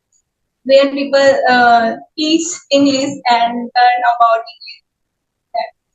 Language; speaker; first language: English; non-native, learner; Hindi